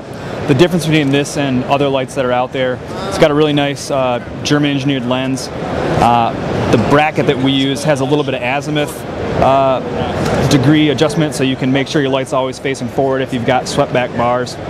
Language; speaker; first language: English; native; English